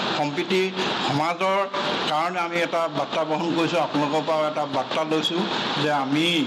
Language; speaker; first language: Assamese; native; Assamese